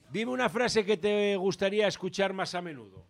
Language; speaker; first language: Spanish; native; Spanish